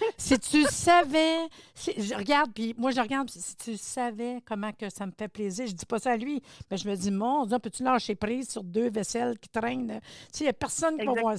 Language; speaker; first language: French; native; French